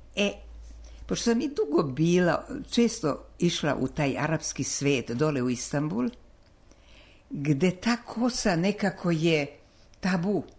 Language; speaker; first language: Serbian; non-native, local second language; Slovak